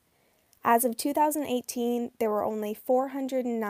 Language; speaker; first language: English; native; English